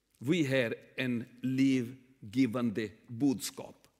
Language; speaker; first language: Swedish; non-native, learner; Urdu